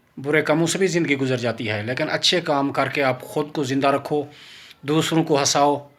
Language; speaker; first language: Urdu; non-native, local second language; Saraiki